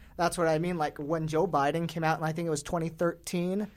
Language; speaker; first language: English; native; English